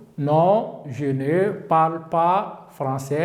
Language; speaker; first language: French; non-native, fluent; Turkish